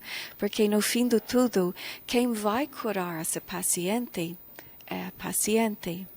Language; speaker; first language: Portuguese; non-native, fluent; English